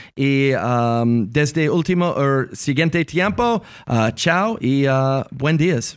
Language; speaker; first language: Spanish; non-native, learner; English